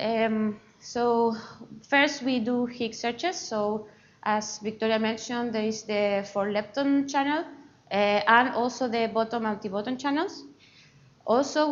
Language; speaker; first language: English; non-native, fluent; Spanish